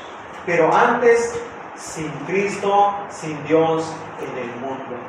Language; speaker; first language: Spanish; native; Spanish